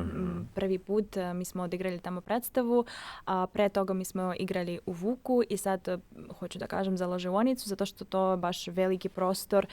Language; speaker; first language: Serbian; non-native, fluent; Russian